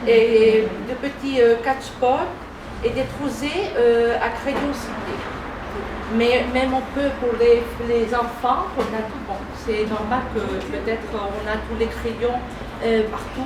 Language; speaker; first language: French; non-native, learner; Spanish